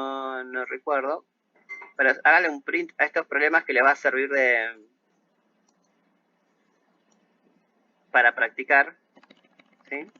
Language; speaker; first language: Spanish; native; Spanish